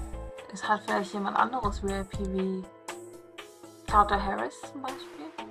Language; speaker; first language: German; native; German